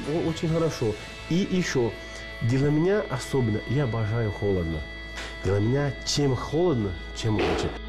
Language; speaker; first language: Russian; non-native, learner; Portuguese